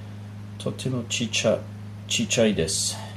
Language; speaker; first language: Japanese; non-native, learner; English